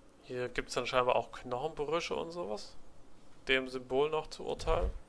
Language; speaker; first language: German; native; German